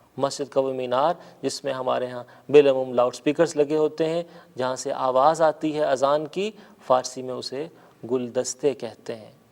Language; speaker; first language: Urdu; native; Urdu